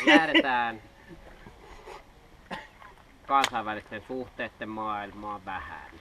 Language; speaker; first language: Finnish; native; Finnish